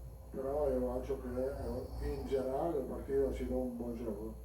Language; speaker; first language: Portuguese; non-native, learner; Italian